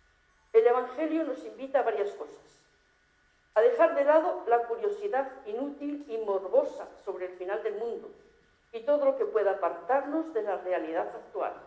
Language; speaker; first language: Spanish; native; Spanish